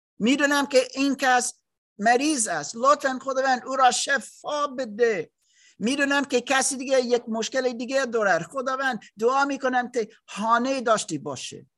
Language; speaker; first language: Persian; non-native, learner; English